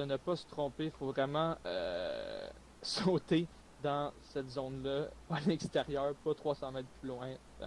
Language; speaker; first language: French; native; French